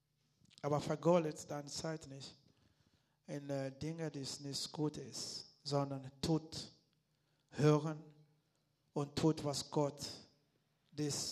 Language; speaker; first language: German; non-native, learner; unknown